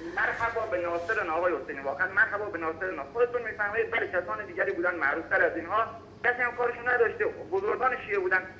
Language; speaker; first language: Persian; native; Persian